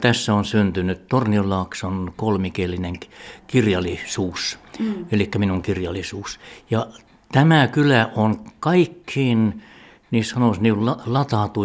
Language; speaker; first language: Finnish; early bilingual, heritage; Finnish